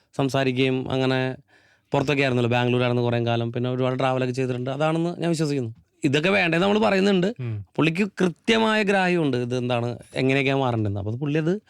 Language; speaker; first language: Malayalam; native; Malayalam